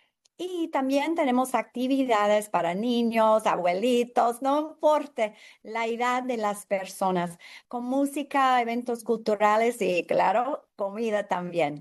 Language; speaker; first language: Spanish; non-native, learner; English